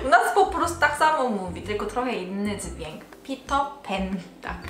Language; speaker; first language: Polish; non-native, learner; Korean